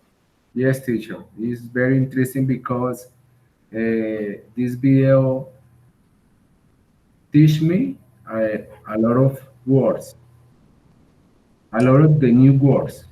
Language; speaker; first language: English; non-native, learner; Spanish